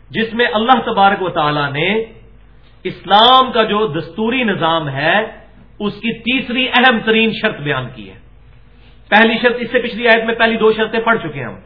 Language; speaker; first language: Urdu; non-native, local second language; Punjabi